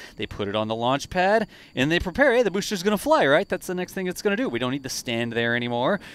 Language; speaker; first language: English; native; English